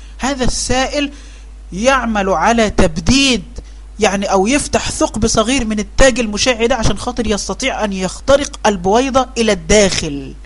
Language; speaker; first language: Arabic; native; Arabic